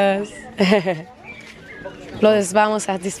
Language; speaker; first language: Spanish; non-native, learner; French